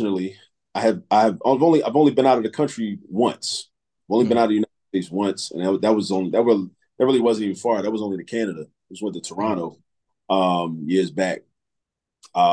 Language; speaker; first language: English; native; English